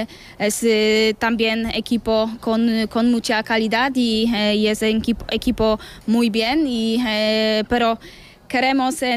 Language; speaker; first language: Spanish; non-native, learner; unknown